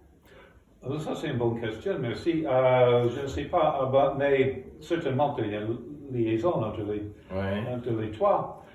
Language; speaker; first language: French; non-native, fluent; English